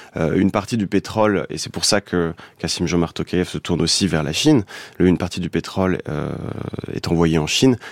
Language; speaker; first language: French; native; French